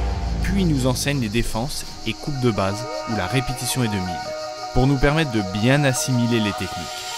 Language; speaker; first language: French; native; French